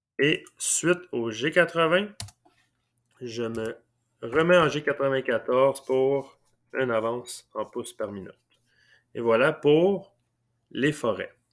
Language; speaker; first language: French; native; French